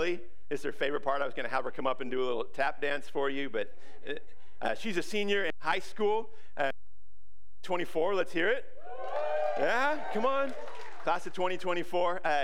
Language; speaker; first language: English; native; English